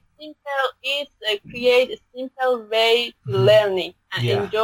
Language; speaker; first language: English; non-native, learner; Persian